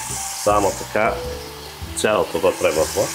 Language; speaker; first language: Bulgarian; non-native, learner; German